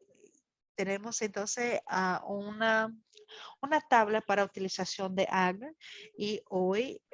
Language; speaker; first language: Spanish; non-native, fluent; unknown